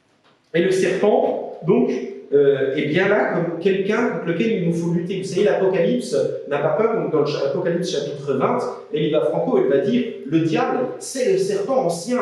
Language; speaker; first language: French; native; French